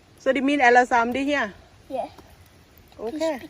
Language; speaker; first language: Danish; non-native, learner; Thai